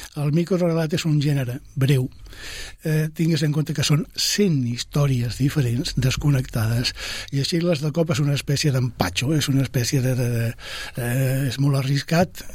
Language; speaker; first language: Catalan; non-native, local second language; Spanish